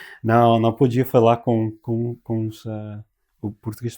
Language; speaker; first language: Portuguese; non-native, learner; English